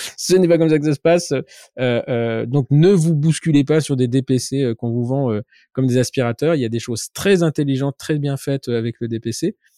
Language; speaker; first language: French; native; French